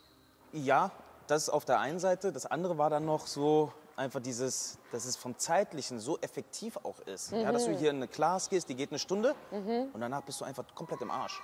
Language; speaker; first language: German; native; German